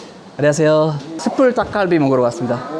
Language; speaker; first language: Korean; non-native, learner; English